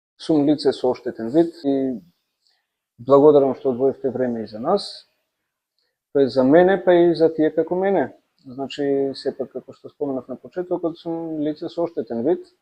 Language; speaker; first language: Macedonian; native; Macedonian